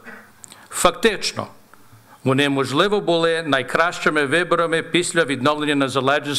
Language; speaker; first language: Ukrainian; early bilingual, heritage; Ukrainian